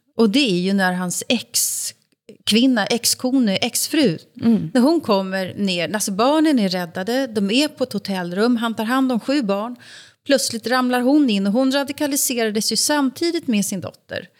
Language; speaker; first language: Swedish; native; Swedish